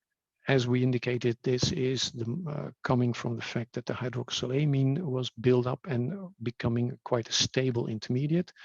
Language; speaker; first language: English; non-native, fluent; Dutch